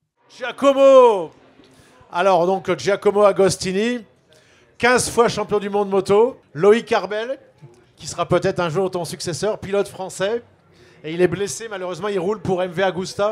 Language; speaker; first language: French; native; French